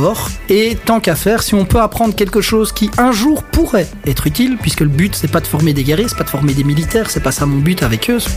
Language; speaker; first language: French; native; French